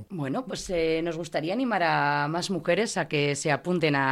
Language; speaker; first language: Spanish; native; Spanish